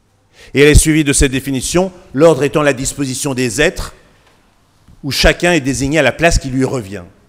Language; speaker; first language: French; native; French